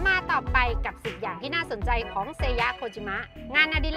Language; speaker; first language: Thai; native; Thai